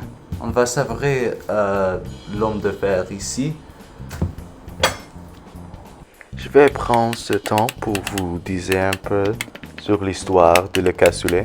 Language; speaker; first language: French; non-native, learner; English